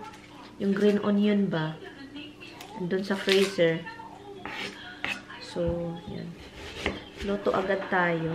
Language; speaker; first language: Filipino; native; Filipino